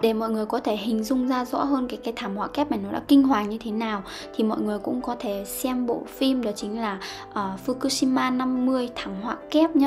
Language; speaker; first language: Vietnamese; native; Vietnamese